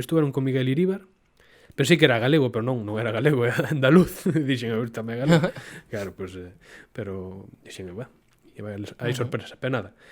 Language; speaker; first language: Spanish; native; Spanish